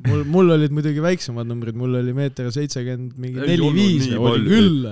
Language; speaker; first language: Estonian; native; Estonian